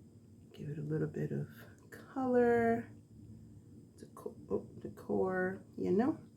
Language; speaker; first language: English; native; English